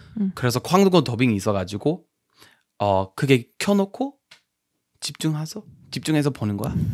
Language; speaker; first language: Korean; non-native, fluent; English